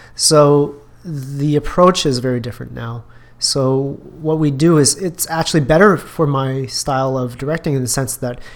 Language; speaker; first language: English; native; English